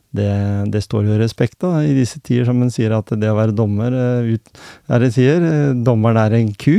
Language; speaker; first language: Norwegian; native; Norwegian